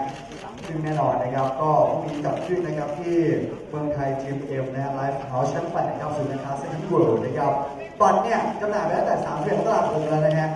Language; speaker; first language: Thai; native; Thai